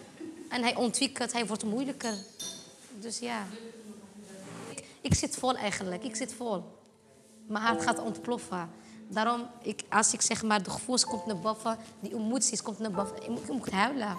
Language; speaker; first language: Dutch; non-native, fluent; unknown